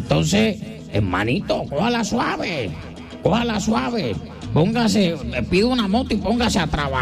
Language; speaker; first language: Spanish; native; Spanish